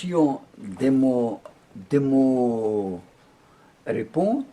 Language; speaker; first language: French; non-native, learner; Russian